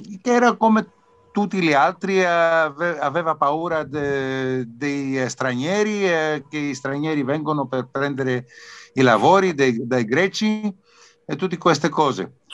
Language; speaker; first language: Italian; non-native, learner; Greek